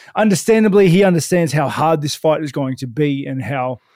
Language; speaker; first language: English; native; English